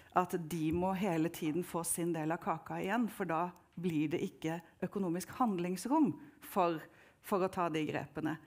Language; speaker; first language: Norwegian; native; Norwegian